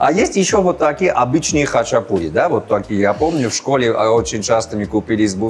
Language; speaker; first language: Russian; non-native, fluent; Armenian